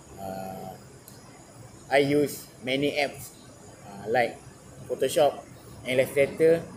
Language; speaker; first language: English; non-native, learner; Malay